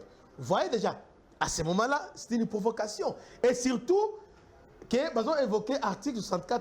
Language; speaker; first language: French; non-native, local second language; Lingala